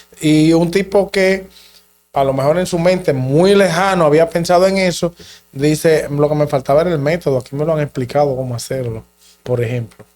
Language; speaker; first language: Spanish; native; Spanish